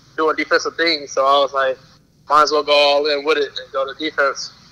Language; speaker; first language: English; native; English